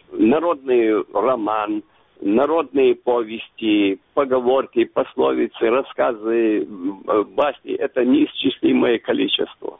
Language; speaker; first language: Russian; non-native, local second language; Ingush